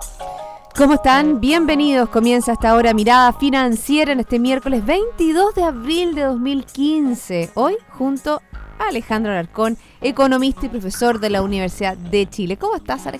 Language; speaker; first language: Spanish; native; Spanish